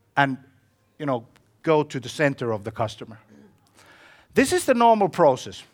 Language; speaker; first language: English; non-native, fluent; Finnish